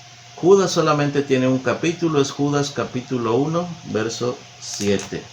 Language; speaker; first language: Spanish; native; Spanish